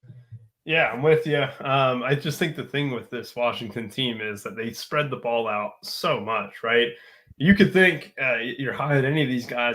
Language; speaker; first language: English; native; English